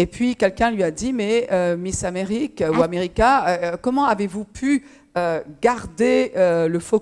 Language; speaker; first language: French; native; French